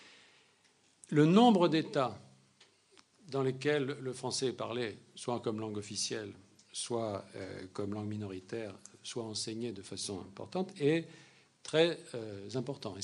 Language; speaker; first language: French; native; French